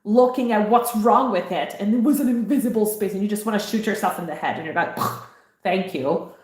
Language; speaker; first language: English; non-native, fluent; Italian